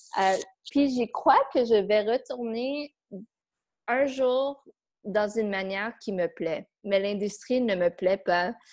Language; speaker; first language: French; non-native, fluent; English